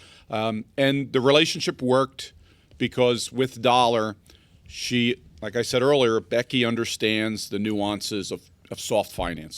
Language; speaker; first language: English; native; English